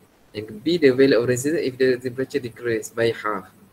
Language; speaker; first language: English; non-native, local second language; Malay